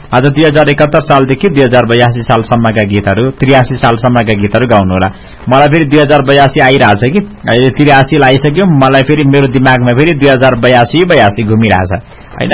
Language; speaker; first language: Nepali; non-native, local second language; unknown